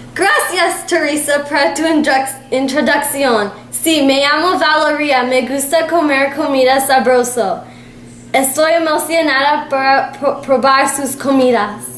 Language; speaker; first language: Spanish; non-native, learner; English